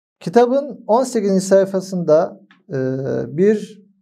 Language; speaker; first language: Turkish; non-native, fluent; Arabic